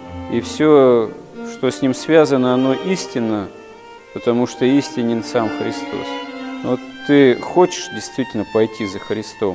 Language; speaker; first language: Russian; native; Russian